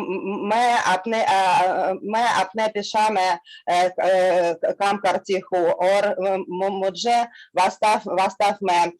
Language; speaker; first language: Hindi; non-native, learner; Russian